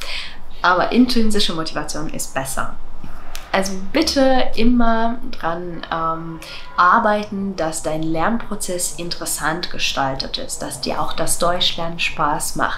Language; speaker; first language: German; non-native, fluent; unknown